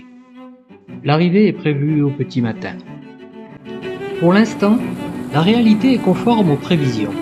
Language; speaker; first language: French; native; French